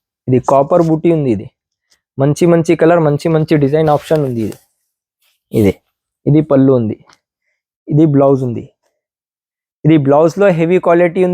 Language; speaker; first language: Telugu; non-native, local second language; Urdu